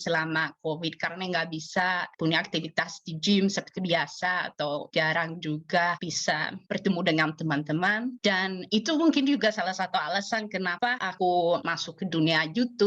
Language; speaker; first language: Indonesian; non-native, fluent; Swedish